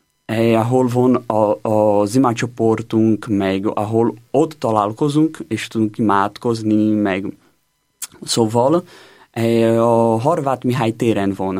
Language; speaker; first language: Hungarian; non-native, learner; Portuguese